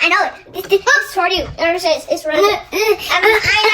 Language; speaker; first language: English; non-native, learner; Vietnamese